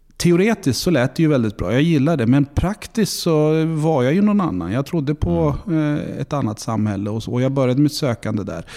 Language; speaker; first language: Swedish; early bilingual, other home language; Turkish